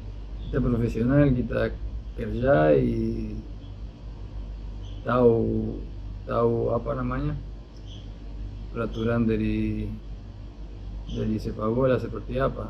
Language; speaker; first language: Indonesian; non-native, fluent; Spanish